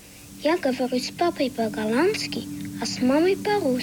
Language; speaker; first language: Russian; early bilingual, heritage; Russian